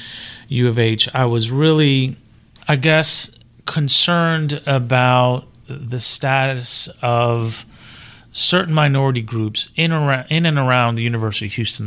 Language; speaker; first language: English; native; English